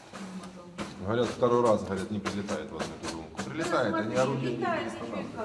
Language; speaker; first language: Russian; native; Russian